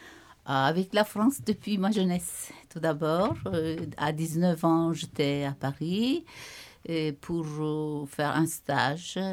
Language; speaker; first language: French; non-native, fluent; Turkish